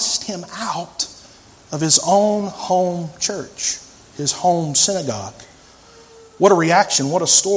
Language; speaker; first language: English; native; English